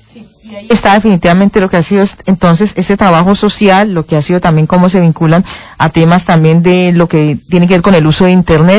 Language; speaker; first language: Spanish; native; Spanish